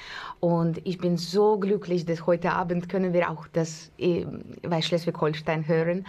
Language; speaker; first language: German; non-native, learner; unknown